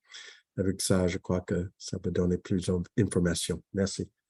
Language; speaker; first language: French; non-native, fluent; English